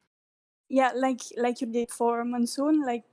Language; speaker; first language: English; non-native, learner; Dutch